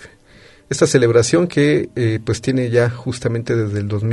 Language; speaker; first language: Spanish; native; Spanish